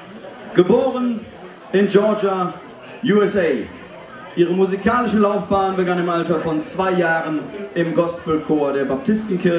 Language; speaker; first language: German; native; German